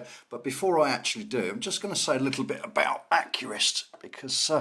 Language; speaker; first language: English; native; English